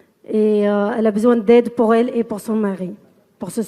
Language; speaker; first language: French; non-native, fluent; Kurdish